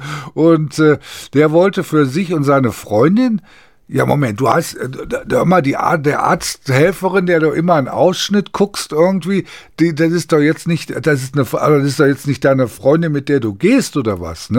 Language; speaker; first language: German; native; German